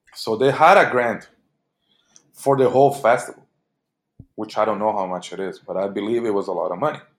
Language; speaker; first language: English; early bilingual, other home language; Portuguese